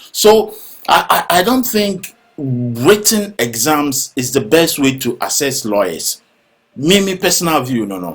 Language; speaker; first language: English; non-native, local second language; Akan